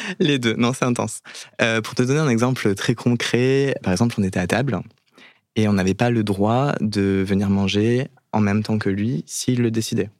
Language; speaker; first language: French; native; French